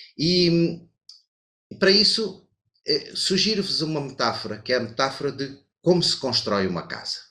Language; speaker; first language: Portuguese; native; Portuguese